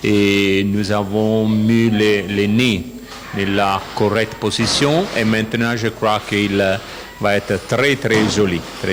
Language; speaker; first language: French; non-native, fluent; Italian